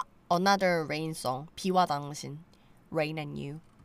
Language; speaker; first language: English; non-native, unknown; Korean